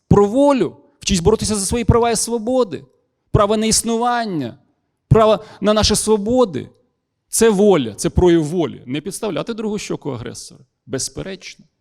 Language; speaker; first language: Ukrainian; non-native, local second language; Russian